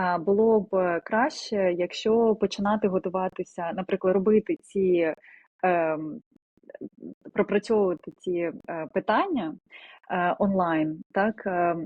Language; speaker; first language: Ukrainian; non-native, local second language; Russian